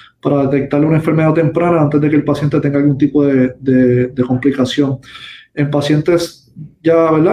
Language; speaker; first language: Spanish; native; Spanish